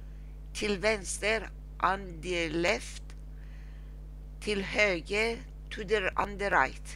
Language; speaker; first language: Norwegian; non-native, learner; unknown